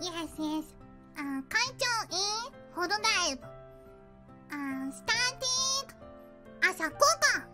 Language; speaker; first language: English; non-native, learner; Japanese